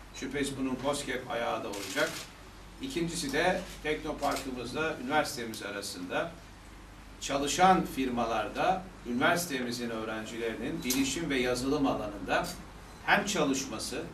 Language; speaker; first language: Turkish; native; Turkish